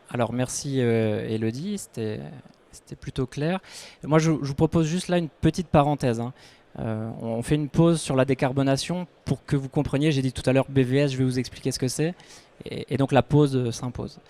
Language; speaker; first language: French; native; French